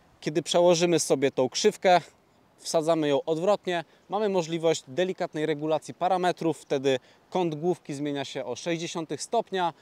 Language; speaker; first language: Polish; native; Polish